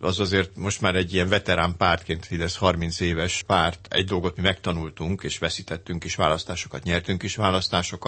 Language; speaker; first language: Hungarian; native; Hungarian